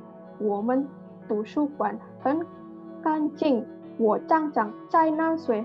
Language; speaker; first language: Chinese; non-native, learner; Indonesian